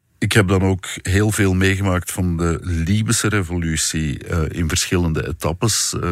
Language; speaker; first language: Dutch; native; Dutch